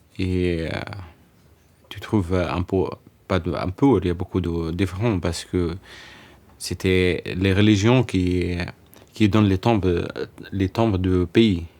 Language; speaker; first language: French; non-native, learner; Arabic